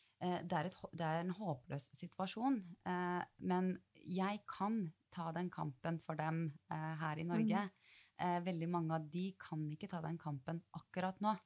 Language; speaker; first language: Norwegian; early bilingual, other home language; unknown